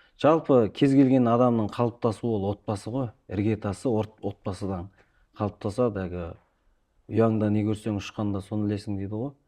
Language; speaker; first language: Kazakh; early bilingual, heritage; Kazakh